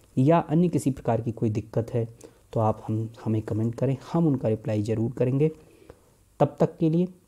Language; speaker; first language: Hindi; native; Hindi